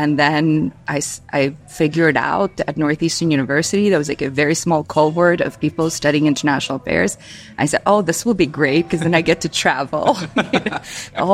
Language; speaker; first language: English; non-native, fluent; Albanian